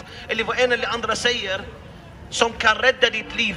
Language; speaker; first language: Swedish; non-native, fluent; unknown